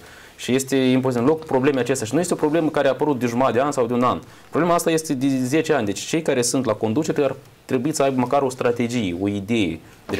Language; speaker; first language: Romanian; native; Romanian